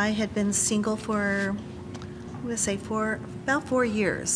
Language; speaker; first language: English; native; English